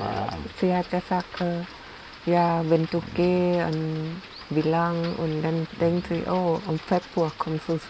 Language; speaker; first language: German; non-native, learner; Thai